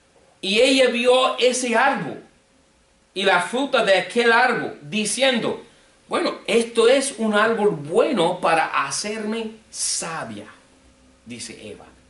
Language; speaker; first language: Spanish; non-native, fluent; English